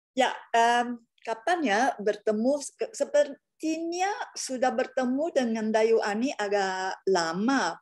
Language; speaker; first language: Indonesian; non-native, fluent; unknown